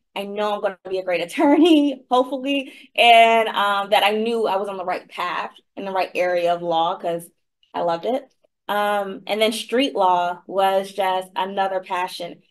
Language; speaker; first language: English; native; English